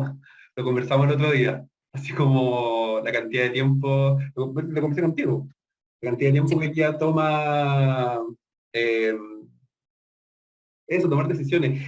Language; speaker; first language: Spanish; native; Spanish